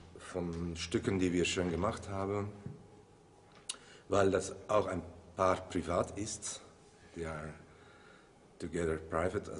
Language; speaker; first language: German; non-native, learner; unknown